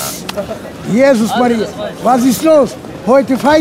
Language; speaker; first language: German; early bilingual, heritage; German